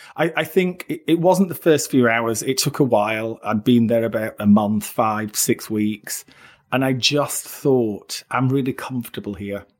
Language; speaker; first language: English; native; English